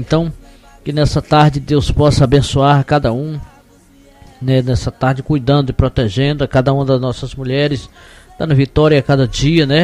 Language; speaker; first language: Portuguese; native; Portuguese